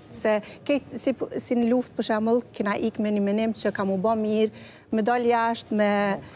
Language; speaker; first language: Albanian; early bilingual, heritage; Albanian